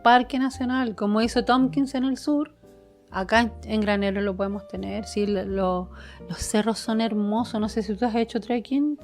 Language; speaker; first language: Spanish; native; Spanish